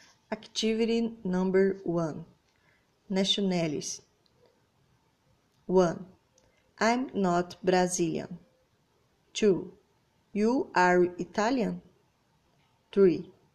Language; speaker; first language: English; non-native, learner; Portuguese